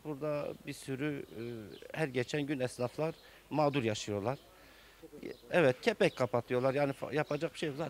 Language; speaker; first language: Turkish; native; Turkish